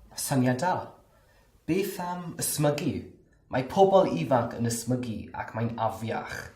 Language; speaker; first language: Welsh; non-native, learner; English